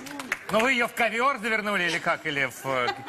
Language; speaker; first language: Russian; native; Russian